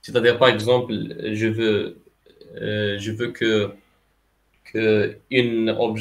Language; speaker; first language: French; non-native, local second language; Arabic